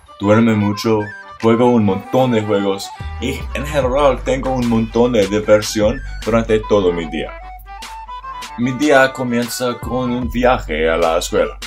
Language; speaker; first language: Spanish; non-native, learner; English